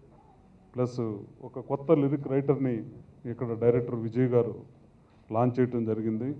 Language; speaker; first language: Telugu; native; Telugu